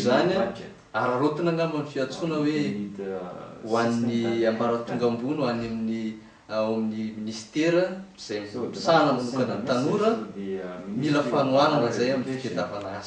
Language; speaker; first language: Malagasy; native; Malagasy